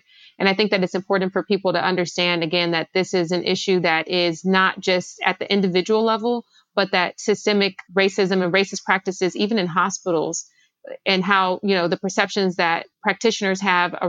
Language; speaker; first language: English; native; English